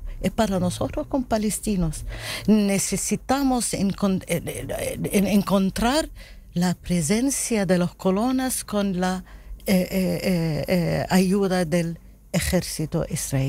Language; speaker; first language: Spanish; non-native, learner; Arabic